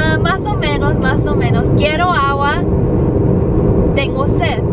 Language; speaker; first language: Spanish; early bilingual, heritage; Spanish